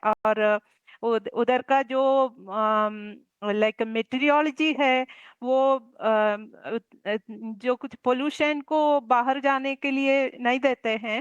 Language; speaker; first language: Hindi; non-native, local second language; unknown